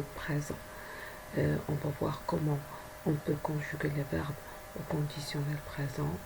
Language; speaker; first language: French; non-native, local second language; Arabic